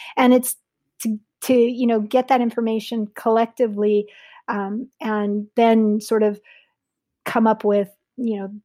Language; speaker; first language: English; native; English